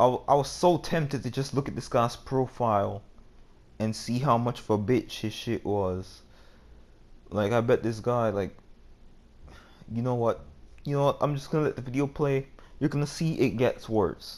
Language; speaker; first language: English; native; English